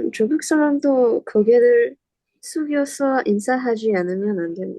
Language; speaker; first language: Korean; non-native, learner; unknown